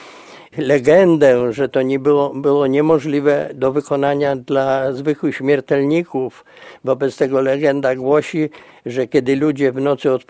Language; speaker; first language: Polish; native; Polish